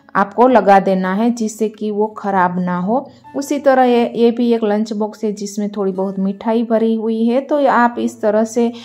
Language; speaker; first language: Hindi; non-native, local second language; Gujarati